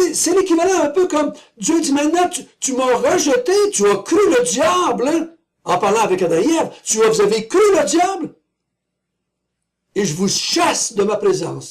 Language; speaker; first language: French; native; French